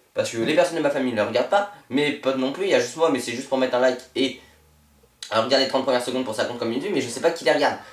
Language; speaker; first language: French; native; French